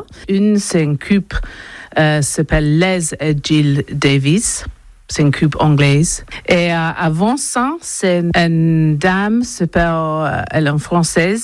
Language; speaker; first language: French; non-native, learner; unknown